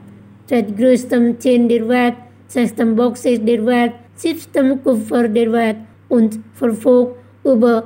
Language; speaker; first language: German; non-native, fluent; Indonesian